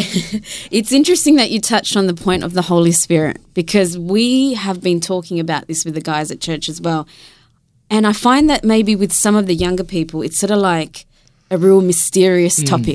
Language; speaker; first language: English; early bilingual, other home language; Spanish